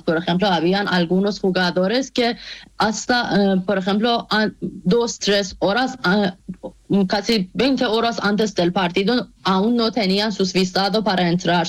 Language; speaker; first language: Spanish; non-native, fluent; Persian